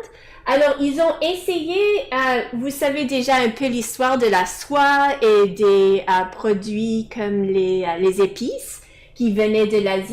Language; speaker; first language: French; non-native, fluent; English